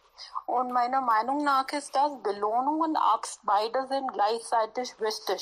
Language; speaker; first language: German; non-native, learner; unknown